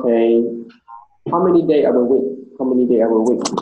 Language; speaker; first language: English; non-native, learner; Vietnamese